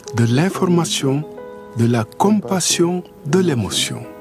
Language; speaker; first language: French; non-native, local second language; Wolof